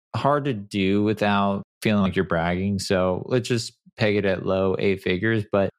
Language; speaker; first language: English; native; English